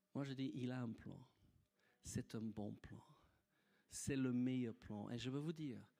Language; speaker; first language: French; non-native, fluent; English